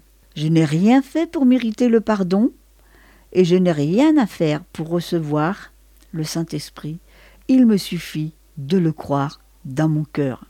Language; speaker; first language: French; native; French